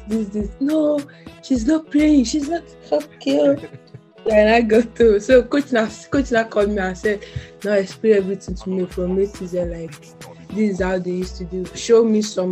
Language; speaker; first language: English; non-native, local second language; Yoruba